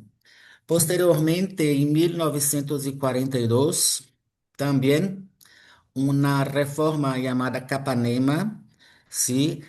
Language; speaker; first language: Spanish; non-native, fluent; Portuguese